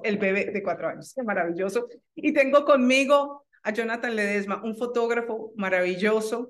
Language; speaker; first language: Spanish; native; Spanish